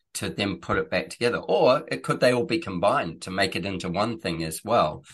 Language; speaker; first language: English; native; English